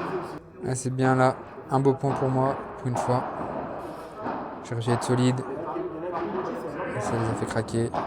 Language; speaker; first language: French; native; French